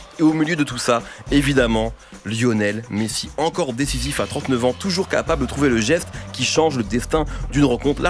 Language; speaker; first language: French; native; French